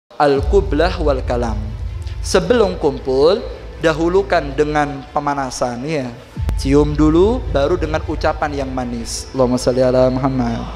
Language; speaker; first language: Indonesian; non-native, local second language; Javanese